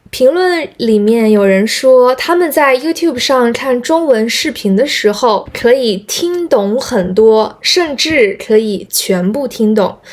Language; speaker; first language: Chinese; native; Chinese